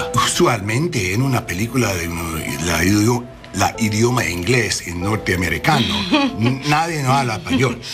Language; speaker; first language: Spanish; non-native, learner; English